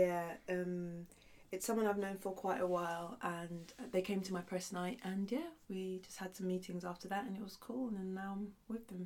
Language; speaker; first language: English; early bilingual, other home language; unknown